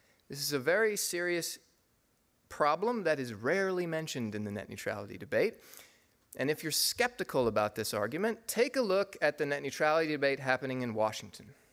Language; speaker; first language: English; native; English